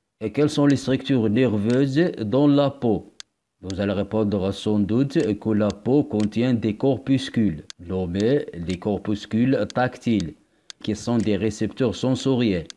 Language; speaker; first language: French; non-native, local second language; Arabic